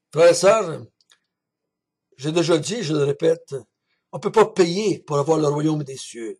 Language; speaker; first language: French; native; French